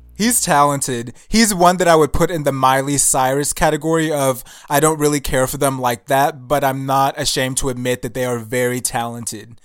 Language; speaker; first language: English; early bilingual, other home language; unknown